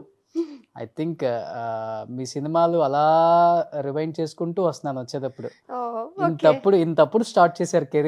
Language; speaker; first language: Telugu; native; Telugu